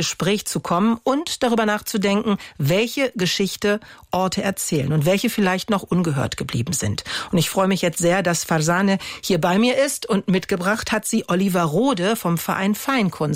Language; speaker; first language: German; native; German